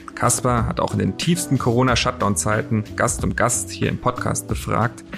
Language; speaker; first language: German; native; German